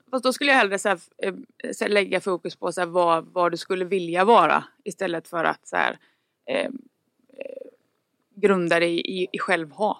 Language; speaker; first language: Swedish; native; Swedish